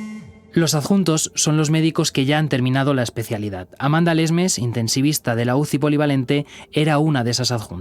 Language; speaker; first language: Spanish; native; Spanish